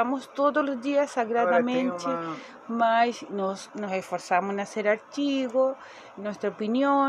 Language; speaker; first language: Portuguese; non-native, learner; Spanish